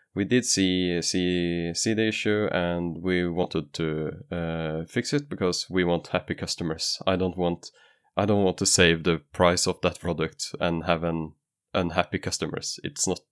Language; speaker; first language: English; non-native, fluent; Norwegian